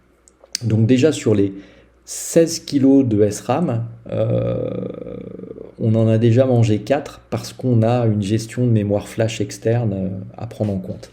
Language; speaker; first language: French; native; French